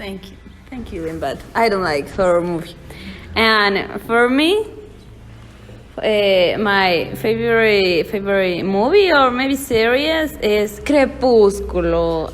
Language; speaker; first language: English; non-native, learner; Spanish